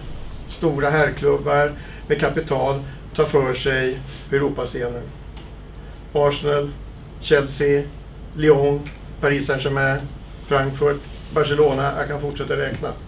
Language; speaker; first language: Swedish; native; Swedish